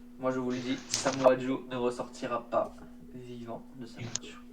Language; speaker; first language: French; native; French